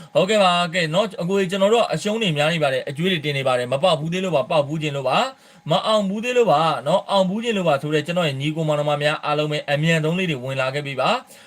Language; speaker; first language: Burmese; native; Burmese